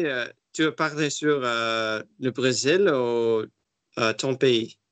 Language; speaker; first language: French; non-native, learner; English